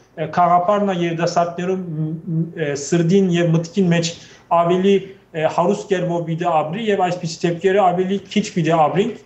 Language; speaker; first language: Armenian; native; Armenian